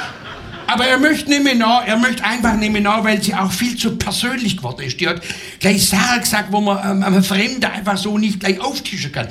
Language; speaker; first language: German; native; German